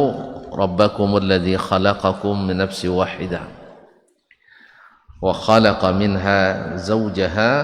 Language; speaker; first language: Arabic; non-native, fluent; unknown